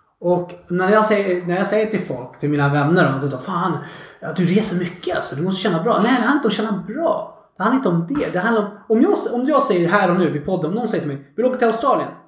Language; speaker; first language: Swedish; early bilingual, other home language; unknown